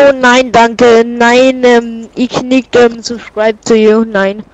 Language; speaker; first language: German; non-native, learner; Danish